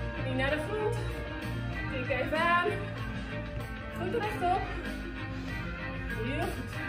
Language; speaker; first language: Dutch; native; Dutch